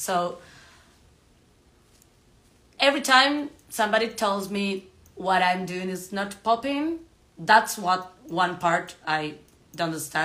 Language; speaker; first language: English; non-native, fluent; Spanish